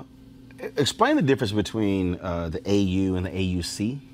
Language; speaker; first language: English; native; English